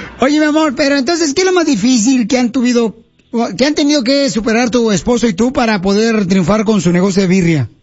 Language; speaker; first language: Spanish; native; Spanish